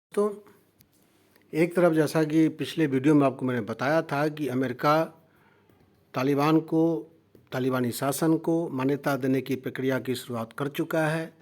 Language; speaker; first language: Hindi; native; Hindi